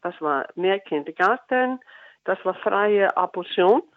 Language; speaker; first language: German; non-native, learner; Icelandic